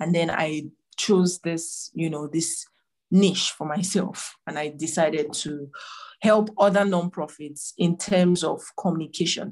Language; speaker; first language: English; non-native, local second language; Igbo